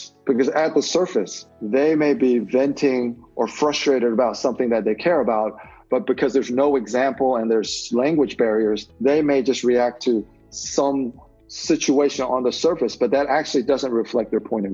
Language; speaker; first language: English; native; English